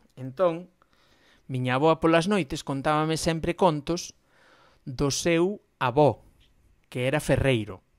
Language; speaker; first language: Galician; non-native, local second language; Spanish